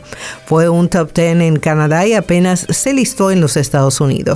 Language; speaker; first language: Spanish; native; Spanish